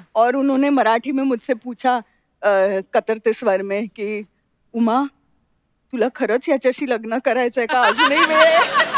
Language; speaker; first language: Hindi; non-native, local second language; Marathi